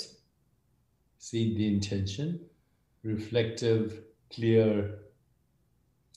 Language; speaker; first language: English; non-native, local second language; Hindi